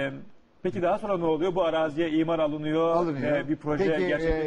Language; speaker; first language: Turkish; native; Turkish